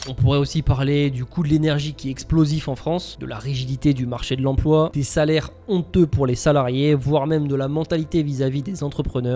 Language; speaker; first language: French; native; French